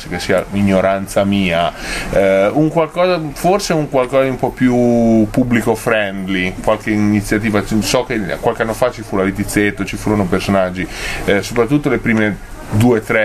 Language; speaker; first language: Italian; native; Italian